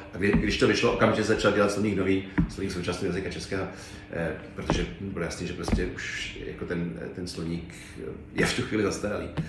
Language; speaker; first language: Czech; native; Czech